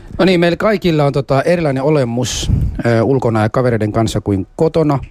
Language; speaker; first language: Finnish; early bilingual, other home language; Somali